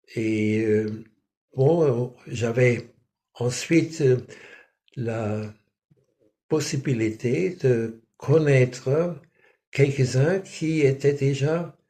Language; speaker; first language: French; non-native, fluent; German